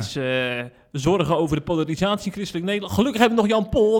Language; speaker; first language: Dutch; native; Dutch